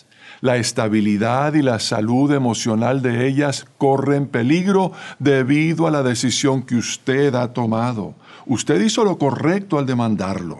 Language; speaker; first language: Spanish; native; Spanish